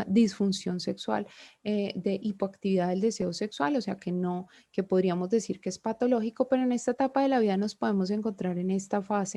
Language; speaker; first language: Spanish; native; Spanish